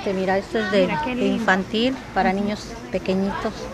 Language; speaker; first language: Spanish; native; Spanish